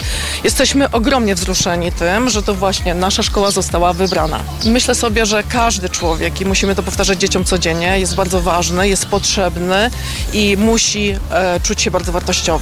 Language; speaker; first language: Polish; native; Polish